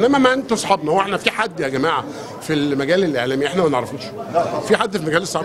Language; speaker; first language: Arabic; native; Arabic